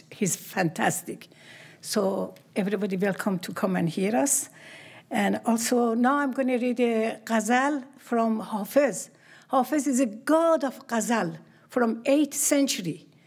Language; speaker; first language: English; non-native, fluent; Persian